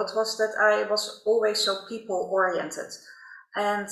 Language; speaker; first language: English; non-native, fluent; Dutch